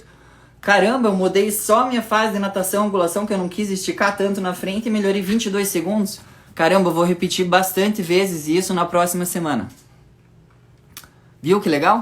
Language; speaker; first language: Portuguese; native; Portuguese